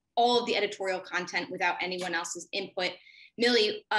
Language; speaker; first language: English; native; English